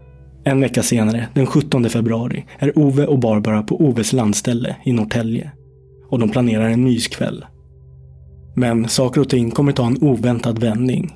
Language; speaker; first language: Swedish; native; Swedish